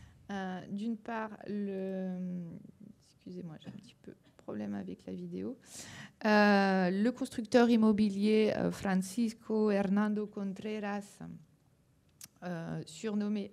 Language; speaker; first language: French; native; French